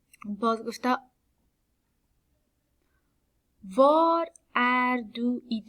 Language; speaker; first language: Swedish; non-native, fluent; Persian